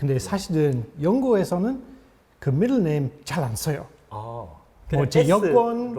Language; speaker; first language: Korean; non-native, fluent; English